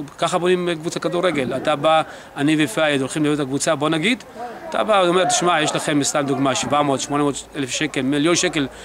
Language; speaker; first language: Hebrew; non-native, local second language; Arabic